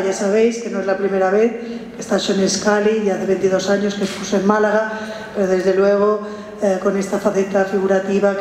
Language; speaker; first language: Spanish; native; Spanish